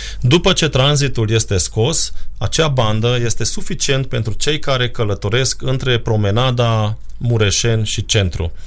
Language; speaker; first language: Romanian; non-native, local second language; Hungarian